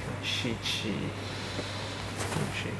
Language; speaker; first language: Chinese; non-native, learner; English